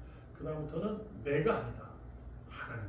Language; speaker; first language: Korean; native; Korean